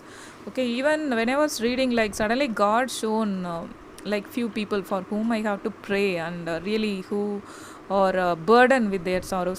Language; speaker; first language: English; non-native, local second language; Tamil